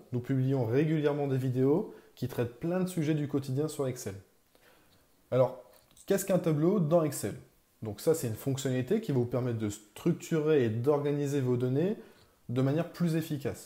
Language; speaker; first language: French; native; French